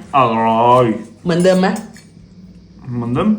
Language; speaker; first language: Thai; non-native, learner; Turkish